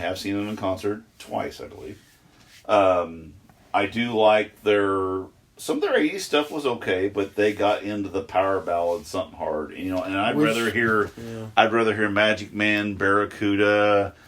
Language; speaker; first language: English; native; English